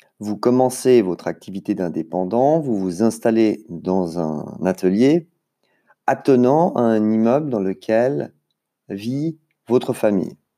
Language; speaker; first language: French; native; French